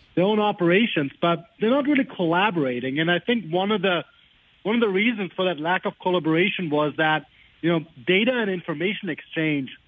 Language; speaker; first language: English; non-native, fluent; German